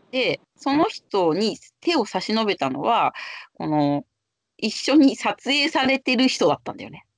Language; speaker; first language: Japanese; native; Japanese